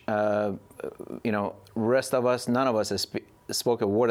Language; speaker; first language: English; non-native, fluent; Persian